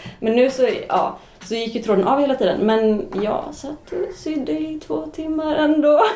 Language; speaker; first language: Swedish; native; Swedish